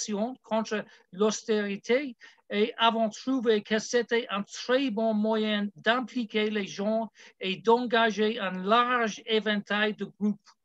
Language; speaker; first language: French; non-native, learner; English